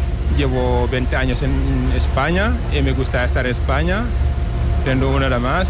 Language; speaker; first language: Spanish; non-native, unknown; Wolof